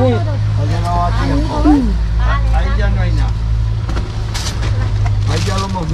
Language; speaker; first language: Spanish; native; Spanish